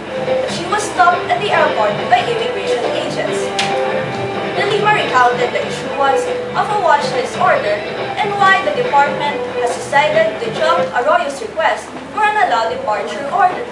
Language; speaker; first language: English; non-native, local second language; Filipino